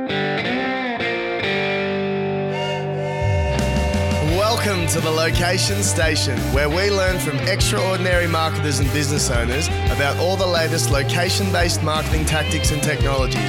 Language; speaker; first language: English; native; English